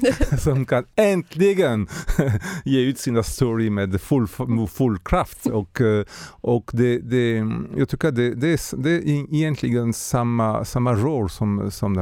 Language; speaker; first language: Swedish; non-native, fluent; French